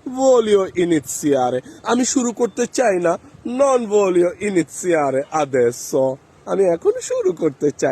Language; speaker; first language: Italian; non-native, learner; Bangla